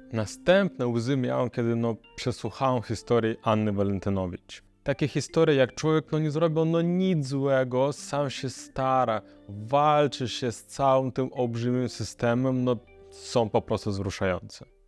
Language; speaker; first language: Polish; non-native, fluent; Russian